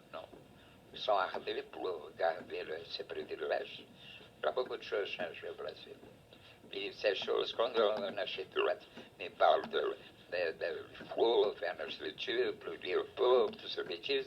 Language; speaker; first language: French; non-native, fluent; Portuguese